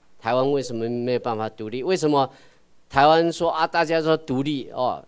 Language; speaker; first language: Chinese; native; Chinese